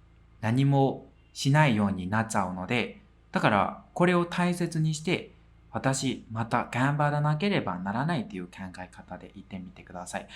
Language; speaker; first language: Japanese; non-native, fluent; Burmese